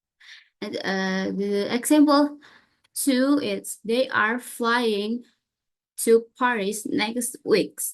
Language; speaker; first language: English; non-native, learner; Indonesian